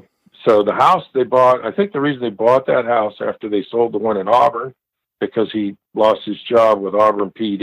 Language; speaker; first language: English; native; English